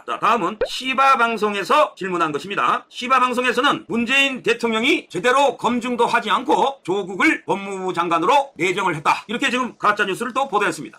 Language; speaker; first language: Korean; native; Korean